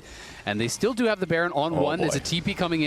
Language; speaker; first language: English; native; English